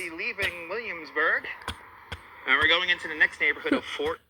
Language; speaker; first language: English; native; English